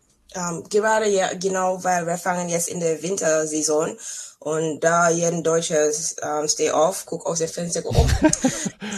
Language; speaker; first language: German; non-native, learner; English